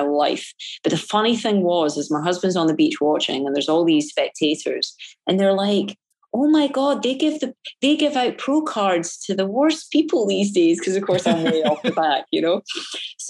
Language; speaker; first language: English; native; English